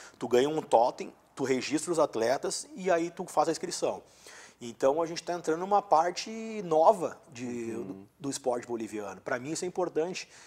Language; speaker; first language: Portuguese; native; Portuguese